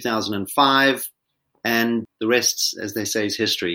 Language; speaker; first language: English; native; English